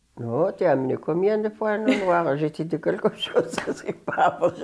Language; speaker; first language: French; non-native, learner; Arabic